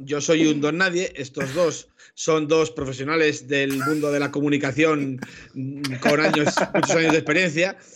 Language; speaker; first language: Spanish; native; Spanish